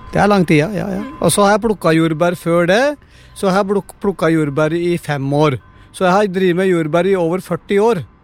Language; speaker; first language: Norwegian; non-native, fluent; Punjabi